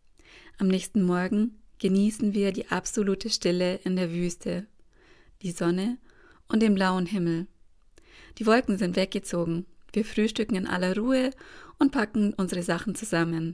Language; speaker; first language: German; native; German